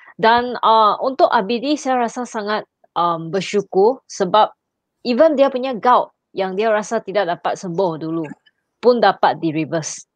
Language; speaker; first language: Malay; non-native, local second language; Chinese